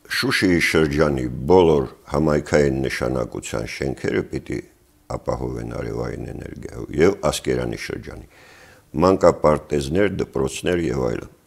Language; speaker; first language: Armenian; native; Armenian